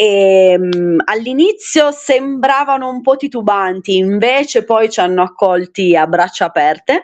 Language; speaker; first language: Italian; native; Italian